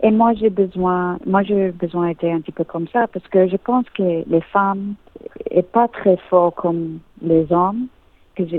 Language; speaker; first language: French; non-native, learner; English